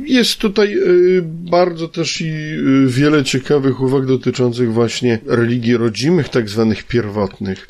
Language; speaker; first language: Polish; native; Polish